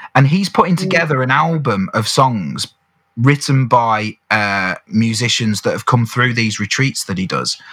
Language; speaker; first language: English; native; English